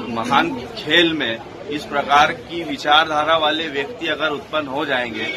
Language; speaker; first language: Hindi; native; Hindi